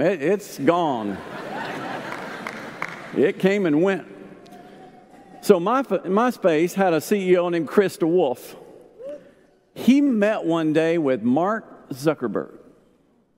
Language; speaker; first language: English; native; English